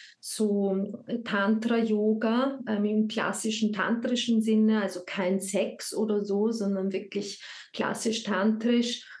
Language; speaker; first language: German; native; German